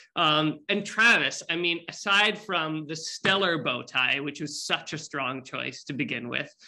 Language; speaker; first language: English; native; English